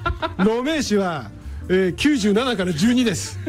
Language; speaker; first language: Japanese; native; Japanese